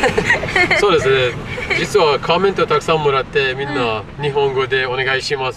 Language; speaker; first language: Japanese; non-native, learner; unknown